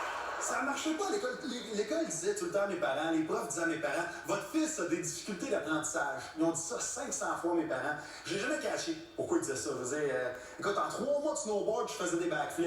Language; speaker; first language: French; native; French